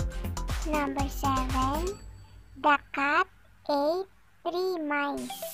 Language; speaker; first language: English; non-native, local second language; Filipino